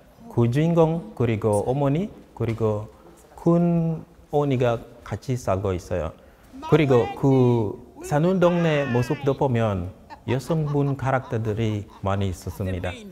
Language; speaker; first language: Korean; non-native, fluent; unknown